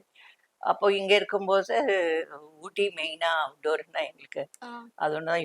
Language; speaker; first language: Tamil; non-native, local second language; Telugu